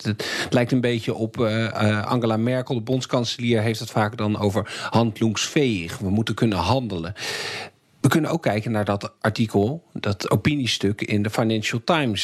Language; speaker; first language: Dutch; native; Dutch